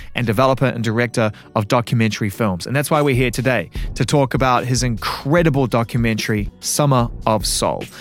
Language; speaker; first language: English; native; English